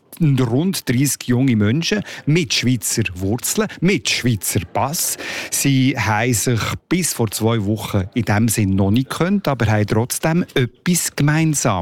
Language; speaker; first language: German; native; German